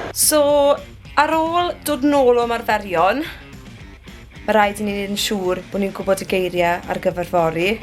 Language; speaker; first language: Welsh; native; Welsh